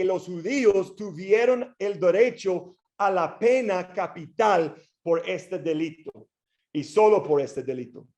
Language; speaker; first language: Spanish; non-native, fluent; English